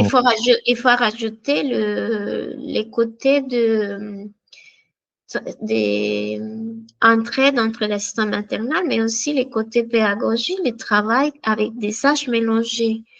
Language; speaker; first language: French; non-native, fluent; Spanish